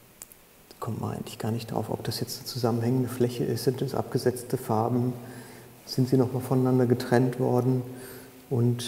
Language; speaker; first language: German; native; German